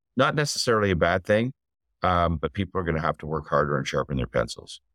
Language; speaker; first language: English; native; English